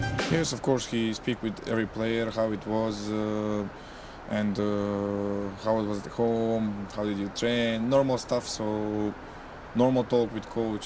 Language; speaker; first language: English; non-native, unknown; Croatian